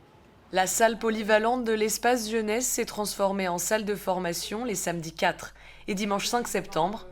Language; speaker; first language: French; native; French